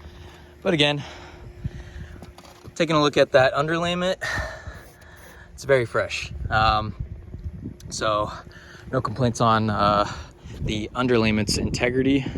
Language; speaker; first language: English; native; English